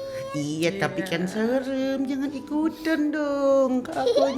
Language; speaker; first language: Indonesian; native; Indonesian